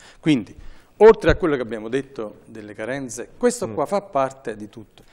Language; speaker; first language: Italian; native; Italian